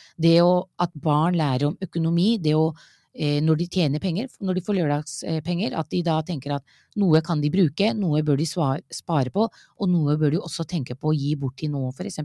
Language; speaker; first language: Norwegian; early bilingual, other home language; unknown